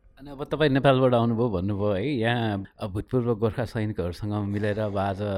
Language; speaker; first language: Nepali; native; Nepali